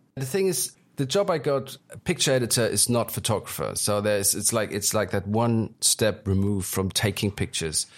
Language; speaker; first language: English; early bilingual, other home language; German